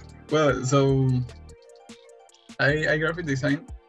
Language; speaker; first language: English; non-native, learner; Spanish